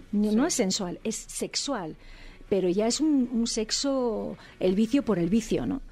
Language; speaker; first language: Spanish; native; Spanish